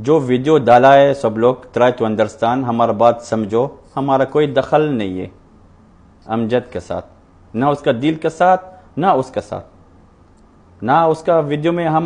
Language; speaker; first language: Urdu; non-native, learner; Arabic